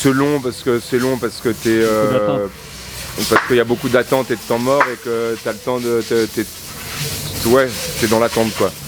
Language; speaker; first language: French; native; French